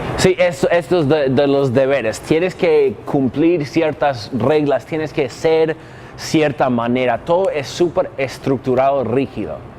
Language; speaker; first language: Spanish; non-native, fluent; English